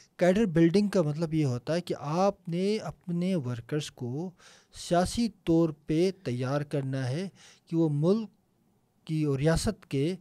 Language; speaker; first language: Urdu; non-native, local second language; Punjabi